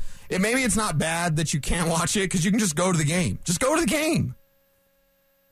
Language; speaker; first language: English; native; English